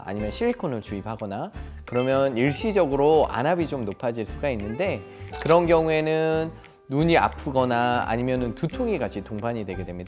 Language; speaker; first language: Korean; native; Korean